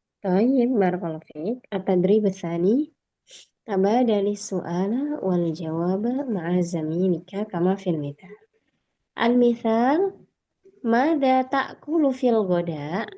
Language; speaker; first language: Arabic; non-native, fluent; Indonesian